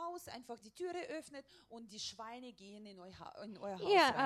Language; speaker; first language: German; non-native, learner; Russian